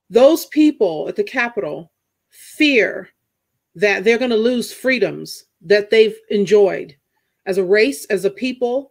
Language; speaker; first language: English; native; English